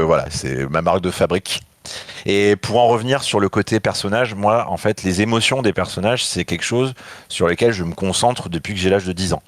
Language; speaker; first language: French; native; French